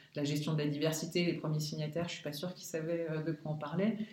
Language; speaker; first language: French; native; French